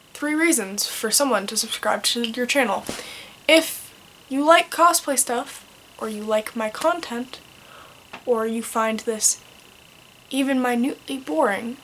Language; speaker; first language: English; native; English